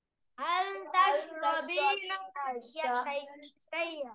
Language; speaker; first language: Arabic; non-native, learner; Bangla